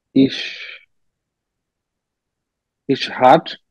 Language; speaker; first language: German; non-native, learner; Portuguese